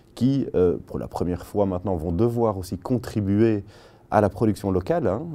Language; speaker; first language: French; native; French